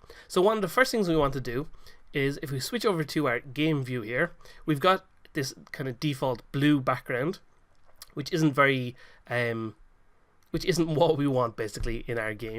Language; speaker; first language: English; native; English